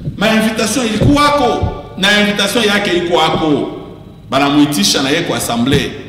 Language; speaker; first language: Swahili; native; Swahili